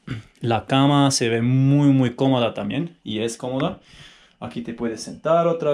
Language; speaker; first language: Spanish; non-native, fluent; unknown